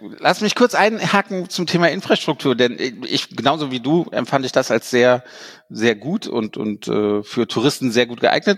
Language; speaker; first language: German; native; German